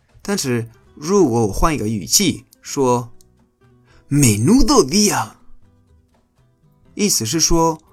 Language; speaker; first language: Chinese; non-native, fluent; Spanish